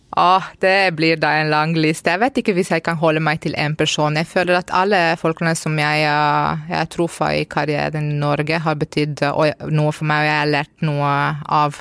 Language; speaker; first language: Norwegian; non-native, fluent; Romanian